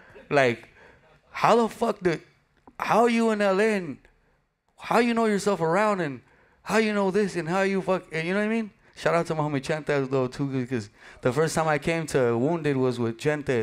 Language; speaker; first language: English; early bilingual, other home language; Spanish